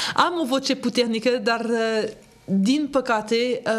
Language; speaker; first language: Romanian; non-native, fluent; French